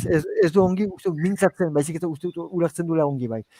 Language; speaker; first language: Basque; native; Basque